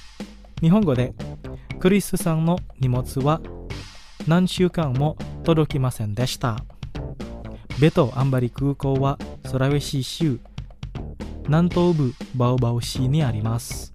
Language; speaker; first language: Japanese; non-native, fluent; Indonesian